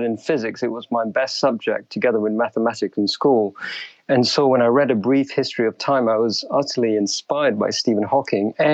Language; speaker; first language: English; native; English